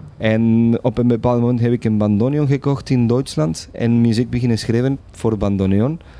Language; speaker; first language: Dutch; non-native, fluent; Spanish